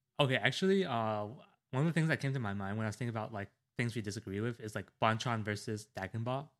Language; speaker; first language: English; native; English